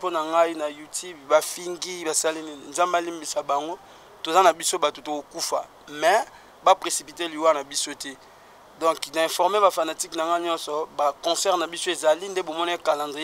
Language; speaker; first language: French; non-native, local second language; Lingala